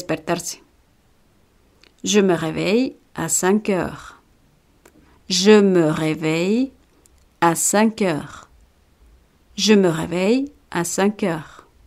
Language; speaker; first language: French; non-native, fluent; Spanish